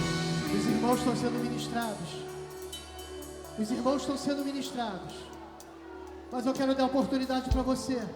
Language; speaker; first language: Portuguese; native; Portuguese